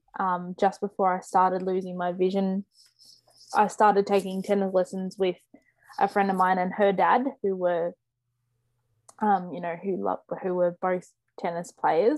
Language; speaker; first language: English; native; English